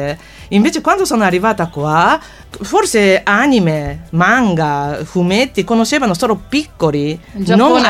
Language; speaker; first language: Italian; non-native, fluent; Japanese